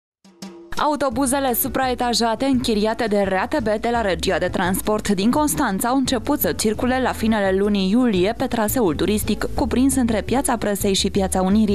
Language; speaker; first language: Romanian; native; Romanian